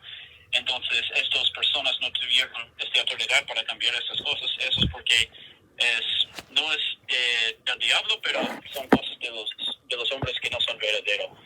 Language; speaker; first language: Spanish; non-native, fluent; English